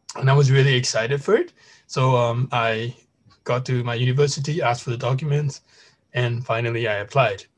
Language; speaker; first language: English; non-native, fluent; Burmese